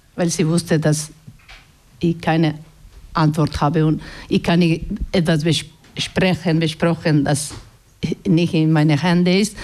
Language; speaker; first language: German; non-native, learner; Basque